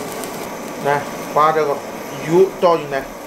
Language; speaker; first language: Chinese; native; Chinese